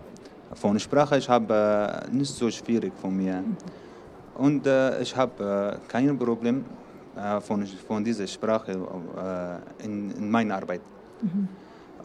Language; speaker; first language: German; non-native, learner; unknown